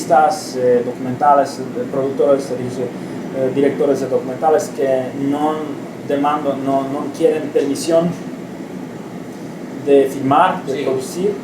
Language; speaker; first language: Spanish; non-native, learner; Romanian